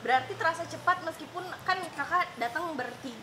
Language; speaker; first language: Indonesian; native; Indonesian